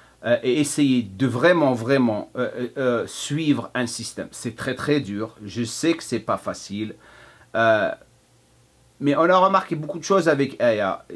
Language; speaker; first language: French; non-native, fluent; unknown